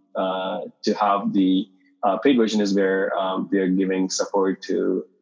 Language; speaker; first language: English; non-native, local second language; Tamil